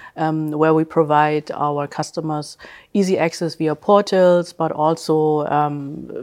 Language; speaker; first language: English; early bilingual, other home language; German